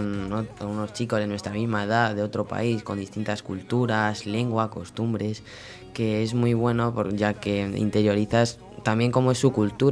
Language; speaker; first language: Spanish; native; Spanish